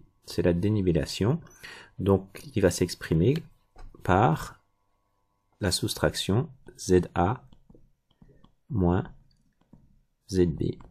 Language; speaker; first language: French; native; French